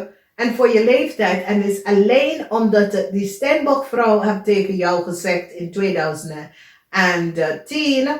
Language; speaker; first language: Dutch; non-native, learner; English